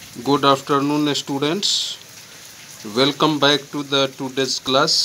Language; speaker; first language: Hindi; native; Hindi